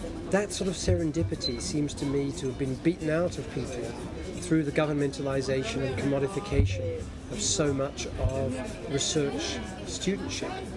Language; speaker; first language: English; native; English